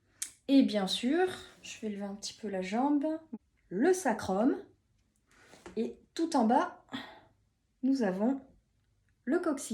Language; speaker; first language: French; native; French